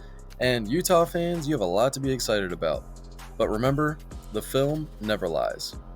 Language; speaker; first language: English; native; English